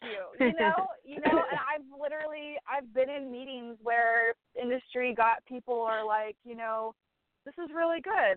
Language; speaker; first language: English; native; English